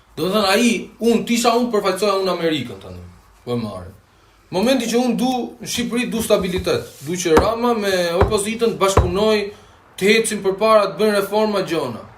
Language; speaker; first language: Albanian; native; Albanian